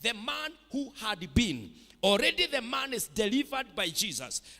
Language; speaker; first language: English; non-native, local second language; Swahili